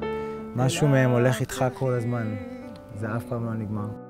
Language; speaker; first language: Hebrew; native; Hebrew